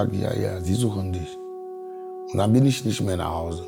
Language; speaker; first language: German; non-native, fluent; Ewe